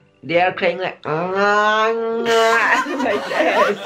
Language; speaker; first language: English; non-native, learner; Turkish